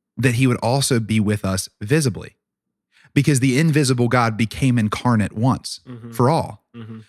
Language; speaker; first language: English; native; English